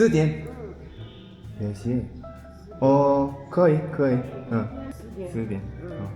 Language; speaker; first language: Chinese; non-native, learner; Korean